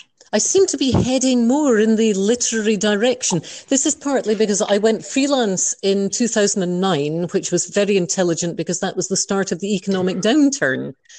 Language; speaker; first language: English; native; English